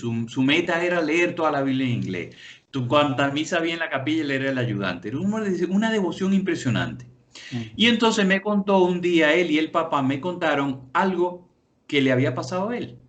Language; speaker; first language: Spanish; native; Spanish